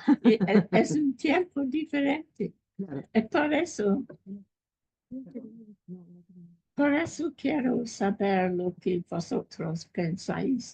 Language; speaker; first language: Spanish; non-native, fluent; English